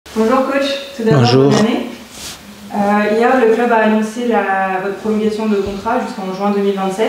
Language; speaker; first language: French; native; French